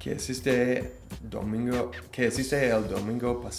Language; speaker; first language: Spanish; non-native, learner; English